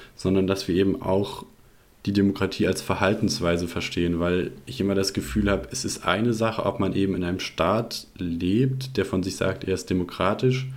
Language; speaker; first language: German; native; German